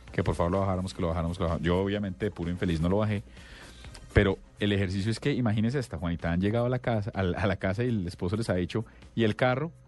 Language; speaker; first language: Spanish; native; Spanish